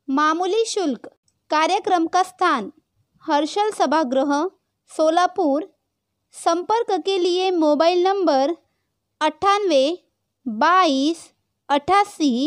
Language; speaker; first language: Hindi; non-native, local second language; Marathi